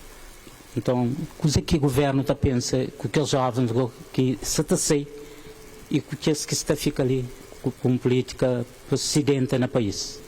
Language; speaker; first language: Portuguese; non-native, local second language; Kabuverdianu